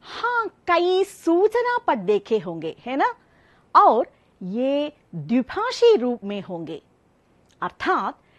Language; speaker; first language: Hindi; non-native, local second language; Malayalam